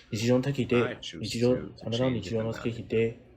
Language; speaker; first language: Japanese; non-native, learner; English